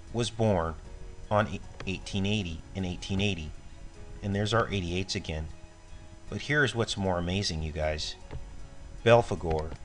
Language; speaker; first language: English; native; English